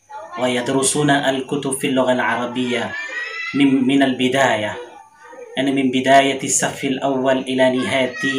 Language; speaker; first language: Arabic; non-native, fluent; Urdu